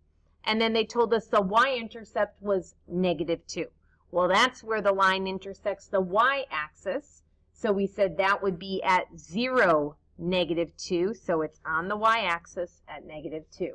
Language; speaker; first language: English; native; English